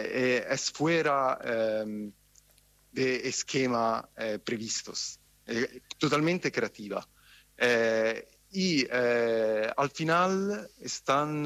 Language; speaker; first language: Spanish; non-native, fluent; Italian